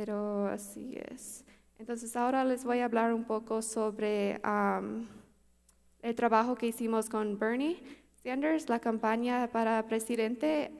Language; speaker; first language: Spanish; early bilingual, heritage; Spanish